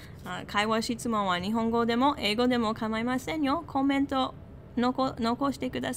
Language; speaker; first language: Japanese; non-native, fluent; English